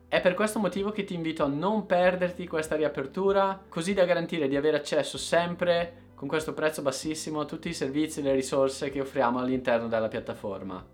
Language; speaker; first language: Italian; native; Italian